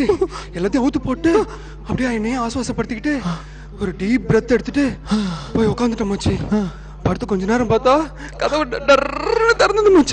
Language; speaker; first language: Tamil; native; Tamil